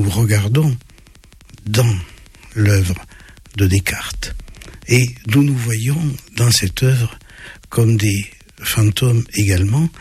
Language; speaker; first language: French; native; French